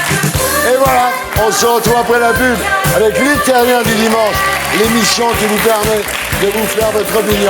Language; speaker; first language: French; native; French